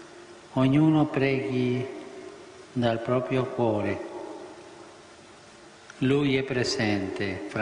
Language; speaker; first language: Italian; non-native, fluent; Spanish